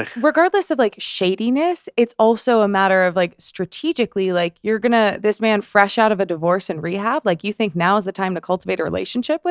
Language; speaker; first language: English; native; English